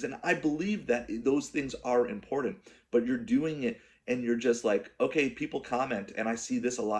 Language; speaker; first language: English; native; English